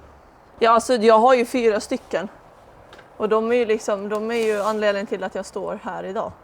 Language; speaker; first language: Swedish; native; Swedish